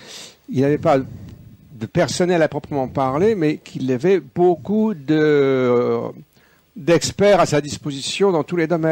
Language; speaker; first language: French; native; French